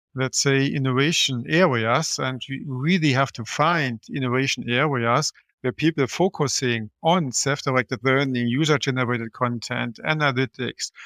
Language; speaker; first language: English; non-native, fluent; German